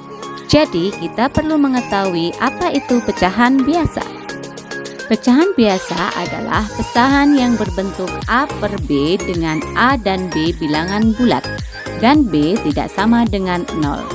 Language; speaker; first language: Indonesian; native; Indonesian